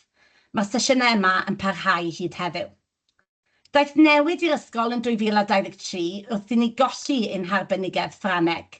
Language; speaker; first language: Welsh; native; Welsh